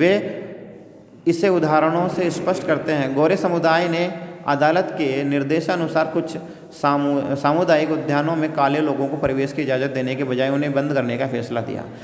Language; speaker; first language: Hindi; native; Hindi